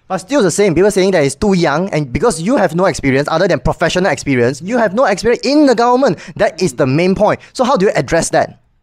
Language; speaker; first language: English; non-native, local second language; Chinese